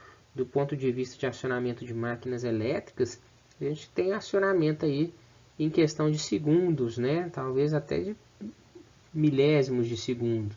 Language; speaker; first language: Portuguese; native; Portuguese